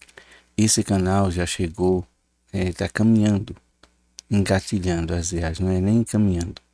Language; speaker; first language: Portuguese; native; Portuguese